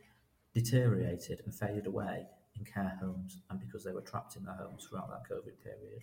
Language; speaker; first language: English; native; English